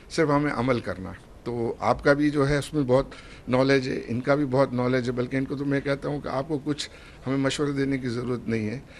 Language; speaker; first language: Urdu; native; Urdu